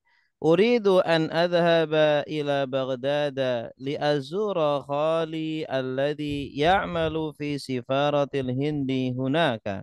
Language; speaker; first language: Arabic; non-native, fluent; Indonesian